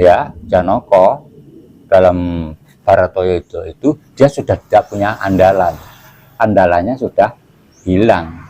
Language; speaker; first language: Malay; non-native, local second language; Javanese